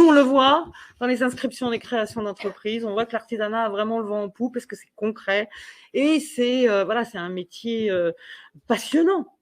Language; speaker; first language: French; native; French